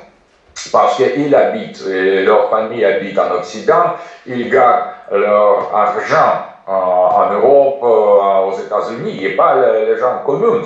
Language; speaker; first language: French; non-native, fluent; Russian